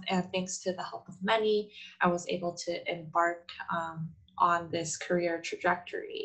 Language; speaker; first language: English; non-native, fluent; Korean